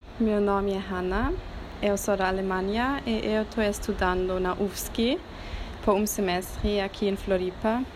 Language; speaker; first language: Portuguese; non-native, fluent; German